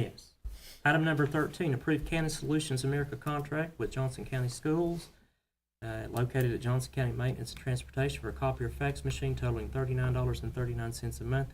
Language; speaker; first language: English; native; English